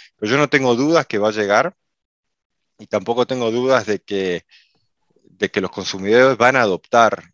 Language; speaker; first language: Spanish; native; Spanish